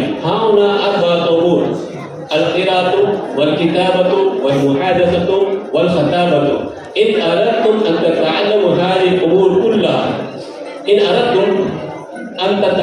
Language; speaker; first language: Arabic; non-native, fluent; Urdu